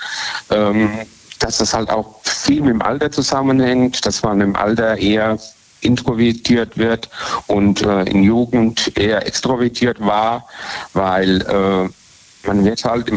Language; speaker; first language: German; native; German